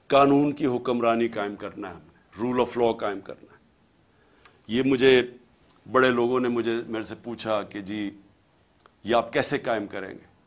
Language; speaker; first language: Urdu; native; Urdu